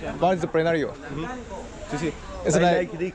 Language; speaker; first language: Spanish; non-native, learner; Korean